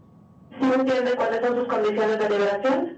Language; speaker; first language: Spanish; native; Spanish